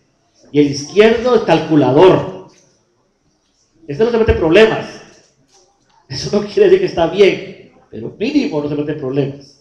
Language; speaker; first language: Spanish; native; Spanish